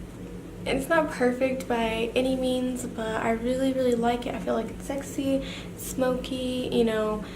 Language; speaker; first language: English; native; English